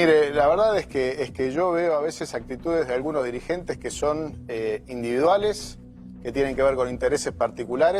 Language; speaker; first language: Spanish; native; Spanish